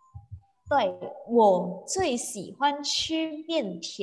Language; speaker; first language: Chinese; non-native, fluent; Indonesian